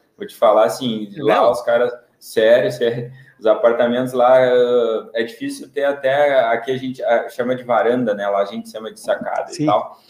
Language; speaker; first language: Portuguese; native; Portuguese